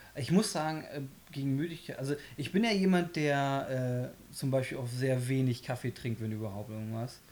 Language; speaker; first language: German; early bilingual, other home language; Polish